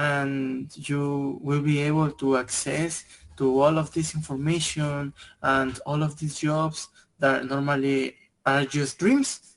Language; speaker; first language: English; non-native, learner; Spanish